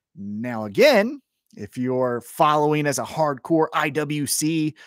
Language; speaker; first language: English; native; English